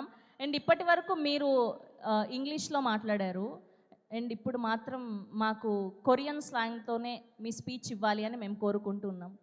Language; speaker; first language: Telugu; native; Telugu